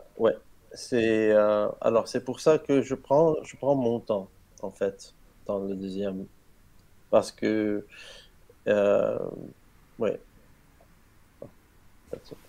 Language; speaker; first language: French; non-native, learner; Arabic